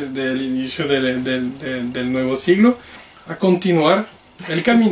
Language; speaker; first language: Spanish; non-native, fluent; French